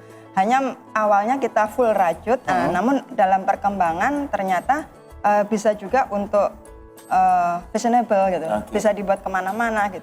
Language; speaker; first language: Indonesian; native; Indonesian